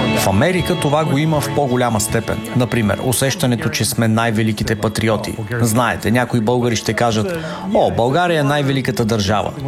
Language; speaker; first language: Bulgarian; non-native, fluent; English